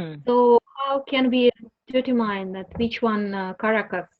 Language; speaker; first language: English; non-native, learner; Russian